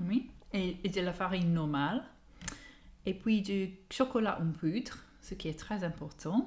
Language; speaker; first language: French; non-native, learner; English